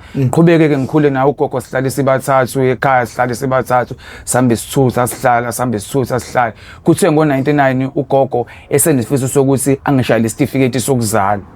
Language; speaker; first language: Zulu; native; Zulu